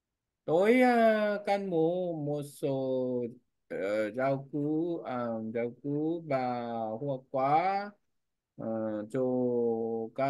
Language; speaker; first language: Vietnamese; non-native, learner; Korean